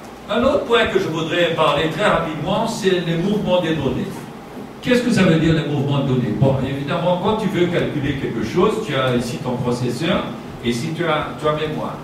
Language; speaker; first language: French; non-native, fluent; Portuguese